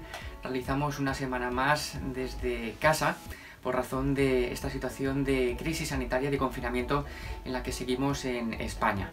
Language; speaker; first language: Spanish; native; Spanish